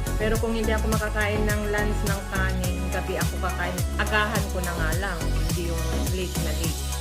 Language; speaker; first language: Filipino; non-native, local second language; Iloko